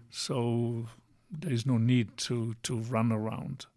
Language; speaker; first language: English; non-native, fluent; Italian